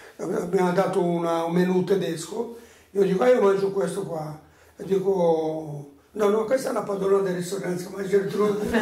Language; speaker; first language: Italian; non-native, fluent; Portuguese